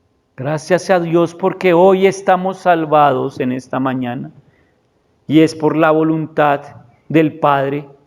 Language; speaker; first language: Spanish; native; Spanish